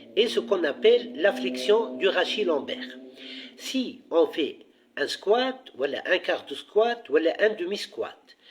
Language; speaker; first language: French; non-native, local second language; Arabic